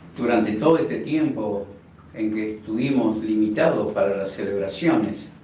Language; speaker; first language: Spanish; native; Spanish